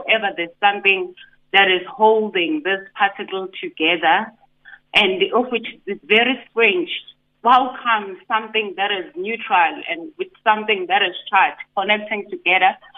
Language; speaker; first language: English; non-native, local second language; Zulu